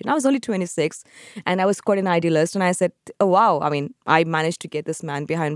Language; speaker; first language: English; non-native, local second language; Urdu